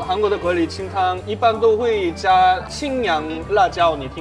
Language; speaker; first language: Chinese; non-native, fluent; Korean